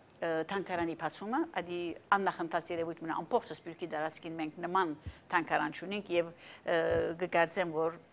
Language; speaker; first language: Armenian; native; Armenian